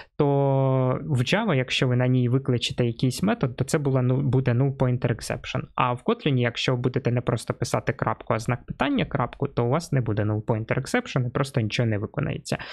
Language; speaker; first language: Ukrainian; non-native, local second language; Russian